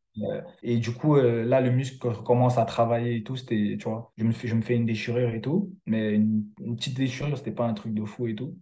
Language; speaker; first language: French; early bilingual, other home language; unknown